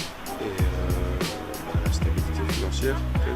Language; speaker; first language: French; native; French